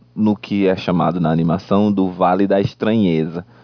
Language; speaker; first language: Portuguese; native; Portuguese